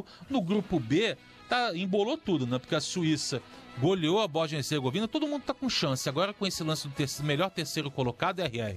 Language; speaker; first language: Portuguese; native; Portuguese